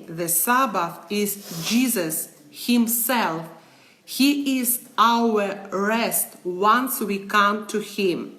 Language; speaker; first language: English; non-native, learner; Ukrainian